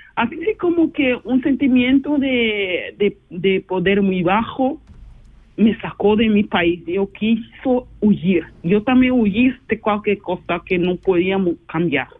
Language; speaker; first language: Spanish; non-native, fluent; Portuguese